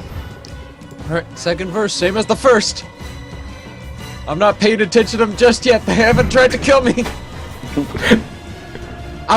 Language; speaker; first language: English; native; English